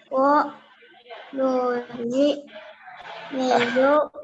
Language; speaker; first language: Chinese; non-native, learner; Indonesian